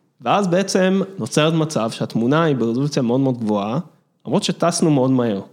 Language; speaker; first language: Hebrew; early bilingual, other home language; English